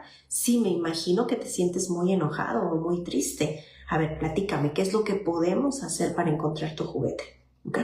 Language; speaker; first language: Spanish; native; Spanish